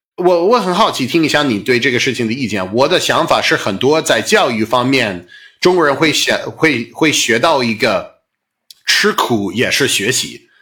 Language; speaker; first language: Chinese; non-native, fluent; English